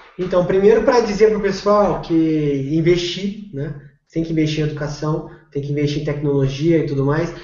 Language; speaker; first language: Portuguese; native; Portuguese